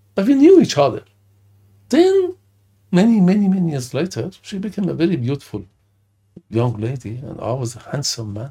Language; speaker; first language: English; non-native, fluent; Persian